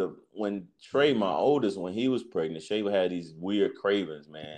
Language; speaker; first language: English; native; English